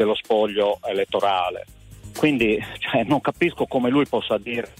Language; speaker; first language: Italian; native; Italian